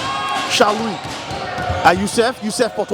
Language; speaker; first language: French; native; French